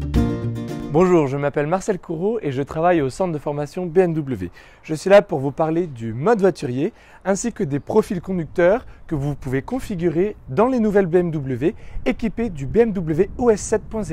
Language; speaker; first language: French; native; French